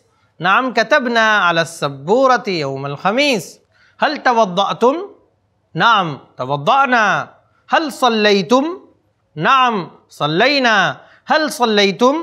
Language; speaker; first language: Arabic; non-native, fluent; Urdu